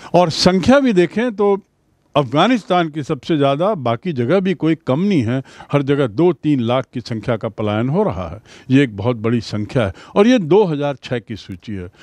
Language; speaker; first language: Hindi; native; Hindi